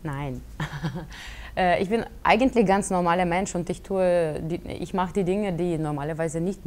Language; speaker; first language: German; non-native, fluent; Russian